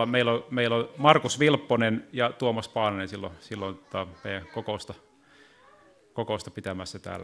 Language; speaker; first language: Finnish; native; Finnish